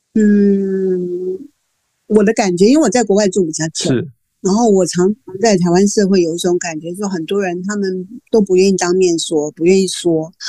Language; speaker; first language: Chinese; non-native, local second language; Min Nan Chinese